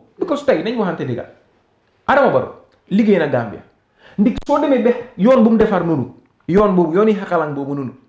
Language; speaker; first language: Wolof; native; Wolof